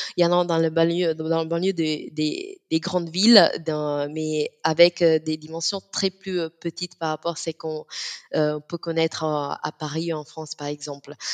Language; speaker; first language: French; non-native, fluent; Italian